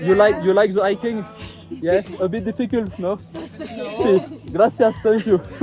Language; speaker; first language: English; non-native, learner; French